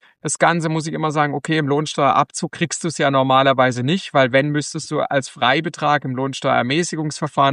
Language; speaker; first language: German; native; German